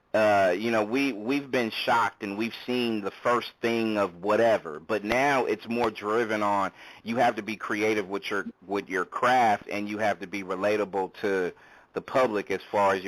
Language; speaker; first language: English; native; English